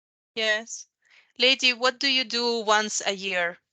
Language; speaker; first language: English; non-native, fluent; Russian